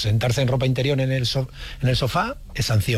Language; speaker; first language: Spanish; native; Spanish